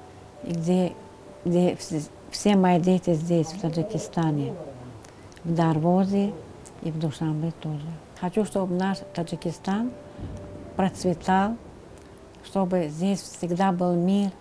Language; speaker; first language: Russian; non-native, local second language; Turkmen